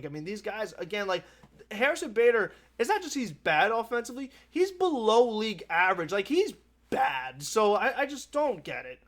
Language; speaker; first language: English; native; English